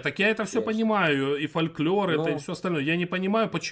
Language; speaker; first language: Russian; native; Russian